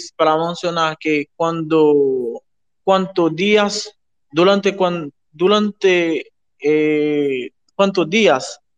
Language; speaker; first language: Spanish; non-native, learner; Haitian Creole